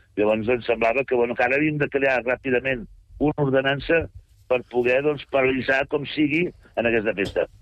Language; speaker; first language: Catalan; native; Catalan